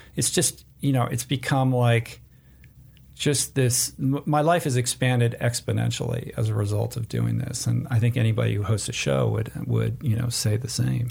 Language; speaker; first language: English; native; English